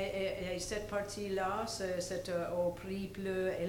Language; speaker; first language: French; non-native, local second language; English